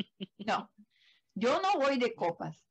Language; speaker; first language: Spanish; non-native, fluent; German